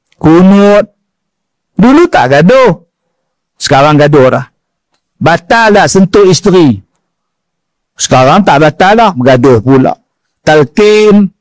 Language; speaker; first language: Malay; native; Malay